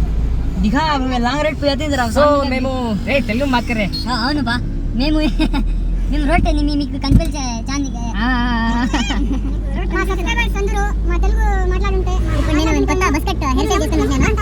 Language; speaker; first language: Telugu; non-native, local second language; Urdu